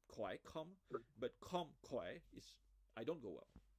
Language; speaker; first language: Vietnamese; non-native, fluent; French